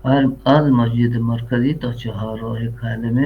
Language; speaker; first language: Persian; non-native, learner; Urdu